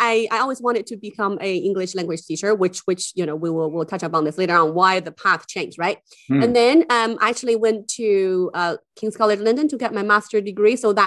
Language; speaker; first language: English; non-native, fluent; Chinese